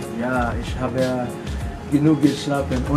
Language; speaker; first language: German; non-native, learner; Filipino